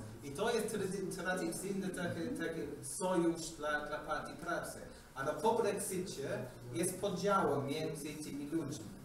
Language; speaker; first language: Polish; non-native, learner; English